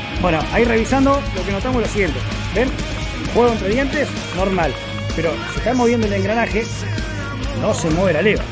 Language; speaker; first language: Spanish; native; Spanish